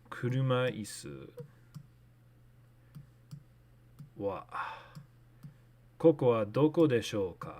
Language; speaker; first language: Japanese; non-native, learner; English